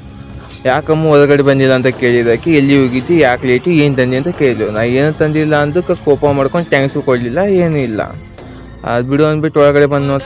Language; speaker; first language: Kannada; native; Kannada